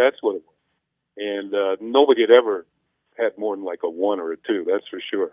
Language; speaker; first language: English; native; English